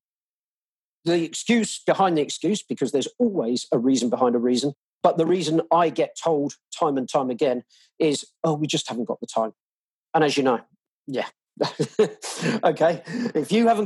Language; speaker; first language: English; native; English